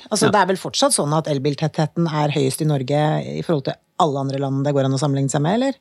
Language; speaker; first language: Norwegian; native; Norwegian